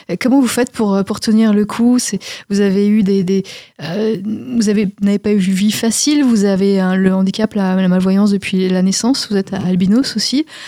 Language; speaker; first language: French; native; French